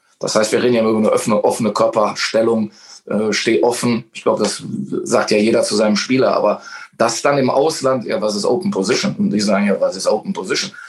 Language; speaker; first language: German; native; German